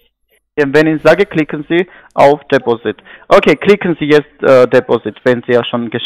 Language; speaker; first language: German; non-native, learner; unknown